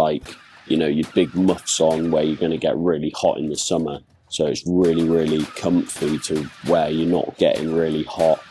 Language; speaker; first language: English; native; English